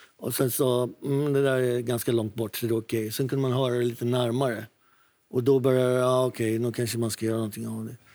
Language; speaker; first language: Swedish; non-native, fluent; Arabic